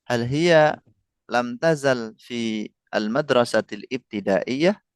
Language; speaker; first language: Arabic; non-native, fluent; Indonesian